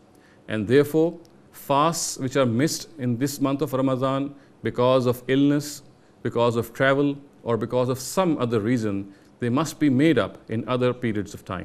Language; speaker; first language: English; non-native, local second language; Urdu